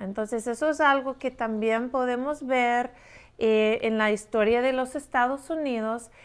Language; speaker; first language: Spanish; non-native, fluent; English